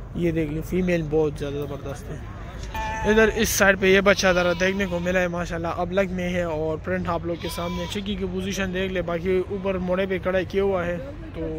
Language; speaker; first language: Urdu; non-native, local second language; Pashto